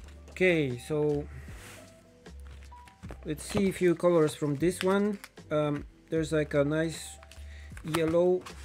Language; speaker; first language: English; non-native, fluent; Polish